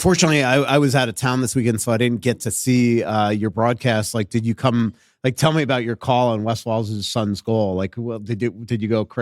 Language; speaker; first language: English; native; English